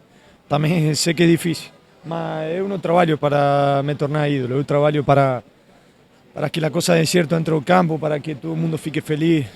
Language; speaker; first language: Portuguese; non-native, fluent; Spanish